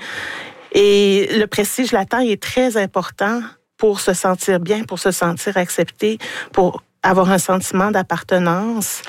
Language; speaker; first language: French; native; French